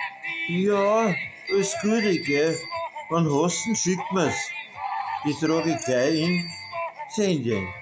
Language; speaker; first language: German; native; German